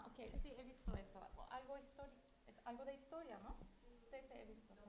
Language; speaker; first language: Spanish; non-native, fluent; Turkish